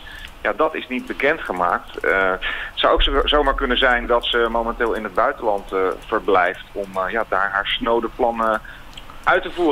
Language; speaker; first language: Dutch; native; Dutch